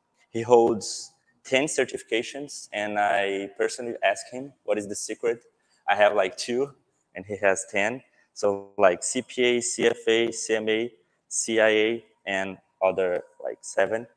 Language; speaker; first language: English; non-native, fluent; Portuguese